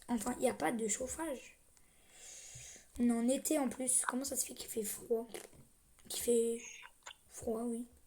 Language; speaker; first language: French; native; French